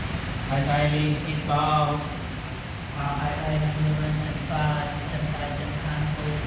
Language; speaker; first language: Vietnamese; non-native, fluent; Hindi